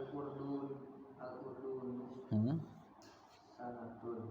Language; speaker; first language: Arabic; non-native, learner; Indonesian